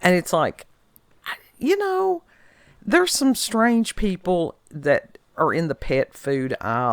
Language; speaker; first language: English; native; English